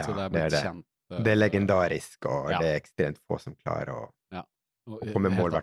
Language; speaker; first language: Norwegian; native; Norwegian